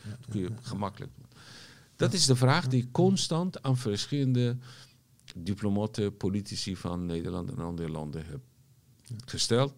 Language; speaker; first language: Dutch; non-native, fluent; Persian